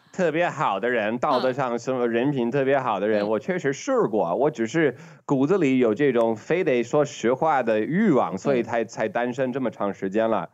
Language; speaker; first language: Chinese; non-native, fluent; English